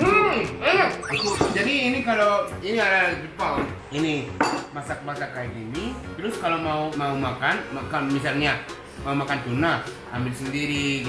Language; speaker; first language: Indonesian; non-native, fluent; Japanese